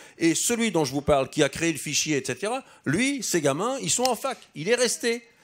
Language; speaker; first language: French; native; French